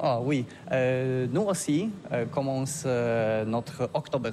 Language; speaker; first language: French; non-native, learner; Polish